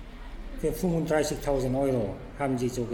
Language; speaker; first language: German; non-native, fluent; Vietnamese